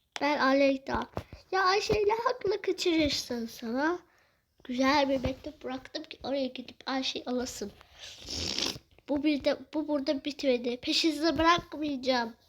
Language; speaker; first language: Turkish; native; Turkish